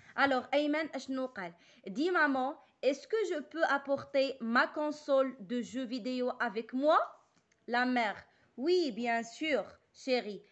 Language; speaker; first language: French; non-native, local second language; Arabic